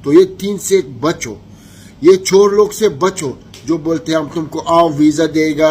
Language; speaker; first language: Hindi; non-native, learner; Arabic